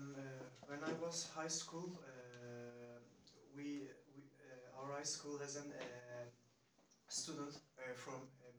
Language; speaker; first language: English; non-native, learner; Turkish